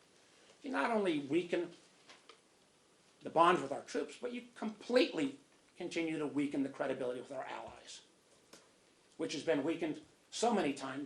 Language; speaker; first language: English; native; English